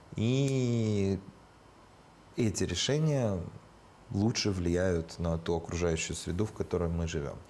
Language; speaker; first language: Russian; native; Russian